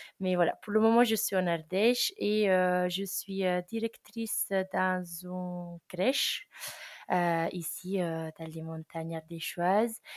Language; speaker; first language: French; non-native, fluent; Italian